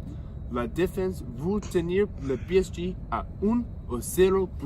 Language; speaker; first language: French; non-native, learner; English